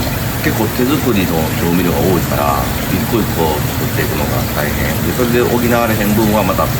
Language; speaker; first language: Japanese; native; Japanese